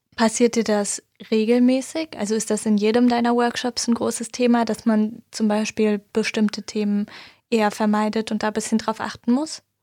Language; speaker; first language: German; native; German